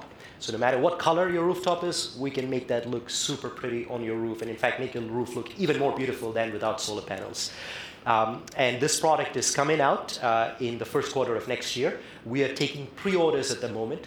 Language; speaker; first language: English; non-native, local second language; Tamil